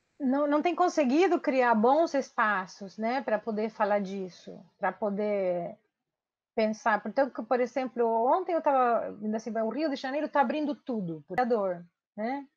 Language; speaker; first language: Portuguese; non-native, fluent; Spanish